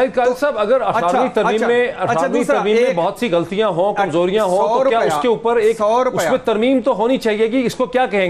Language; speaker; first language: Urdu; native; Urdu